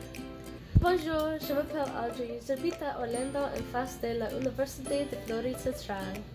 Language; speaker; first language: French; non-native, learner; English